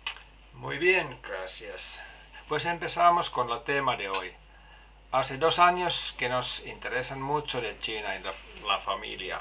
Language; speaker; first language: Spanish; non-native, fluent; Finnish